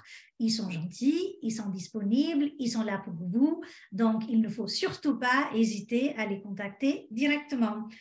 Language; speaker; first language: French; native; French